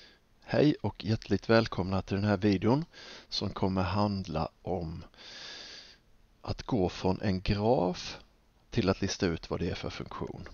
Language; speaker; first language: Swedish; native; Swedish